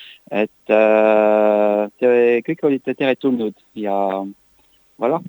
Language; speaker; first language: Estonian; non-native, learner; French